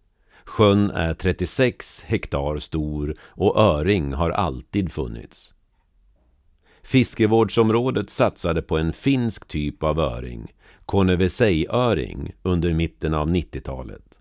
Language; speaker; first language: Swedish; native; Swedish